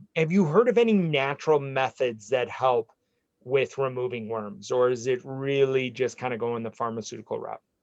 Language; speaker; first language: English; native; English